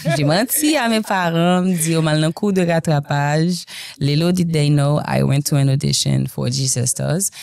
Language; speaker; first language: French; non-native, local second language; Haitian Creole